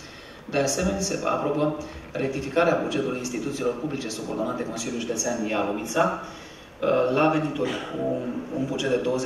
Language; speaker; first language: Romanian; native; Romanian